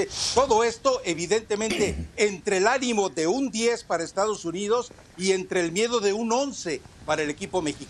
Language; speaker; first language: Spanish; native; Spanish